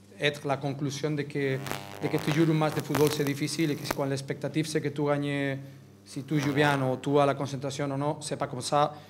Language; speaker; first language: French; non-native, learner; Catalan